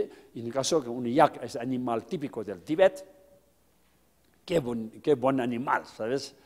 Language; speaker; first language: Spanish; non-native, fluent; Tibetan